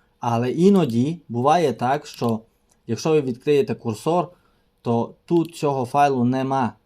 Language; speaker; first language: Ukrainian; native; Ukrainian